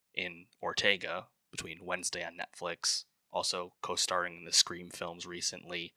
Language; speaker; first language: English; native; English